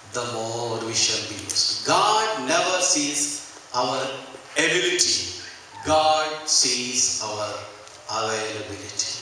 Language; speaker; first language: English; non-native, local second language; Telugu